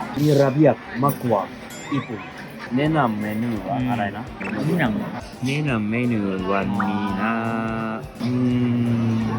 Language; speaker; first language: Thai; non-native, learner; Japanese